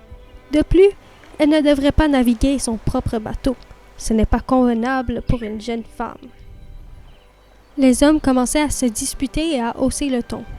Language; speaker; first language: French; native; French